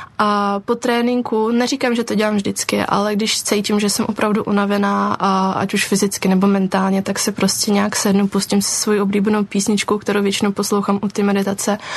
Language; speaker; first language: Czech; early bilingual, other home language; Ukrainian